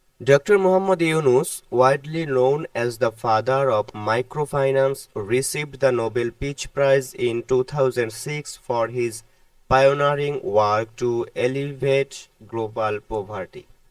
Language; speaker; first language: English; non-native, local second language; Bangla